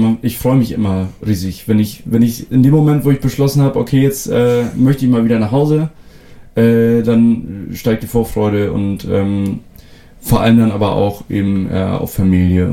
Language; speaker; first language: German; non-native, local second language; Western Frisian